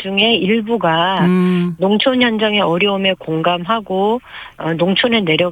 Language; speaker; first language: Korean; native; Korean